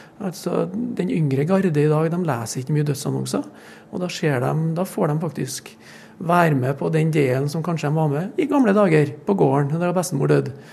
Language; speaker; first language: Norwegian; native; Norwegian